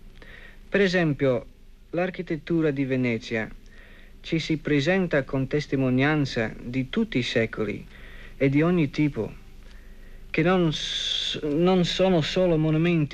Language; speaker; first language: Italian; non-native, fluent; English